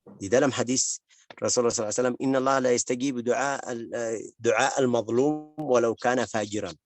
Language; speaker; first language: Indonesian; non-native, learner; Arabic